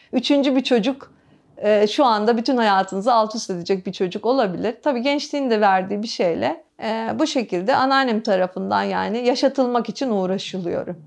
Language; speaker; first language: Turkish; native; Turkish